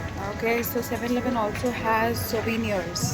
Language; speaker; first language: English; non-native, local second language; Malayalam